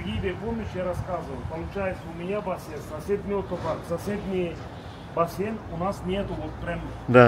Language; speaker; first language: Russian; non-native, learner; Turkish